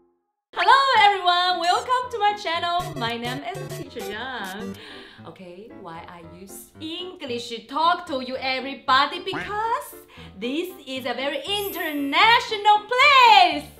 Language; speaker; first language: English; non-native, learner; Chinese